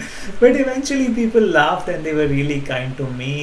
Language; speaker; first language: English; non-native, local second language; Hindi